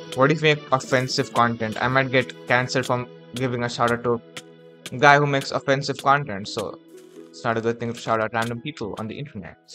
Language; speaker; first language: English; non-native, local second language; Hindi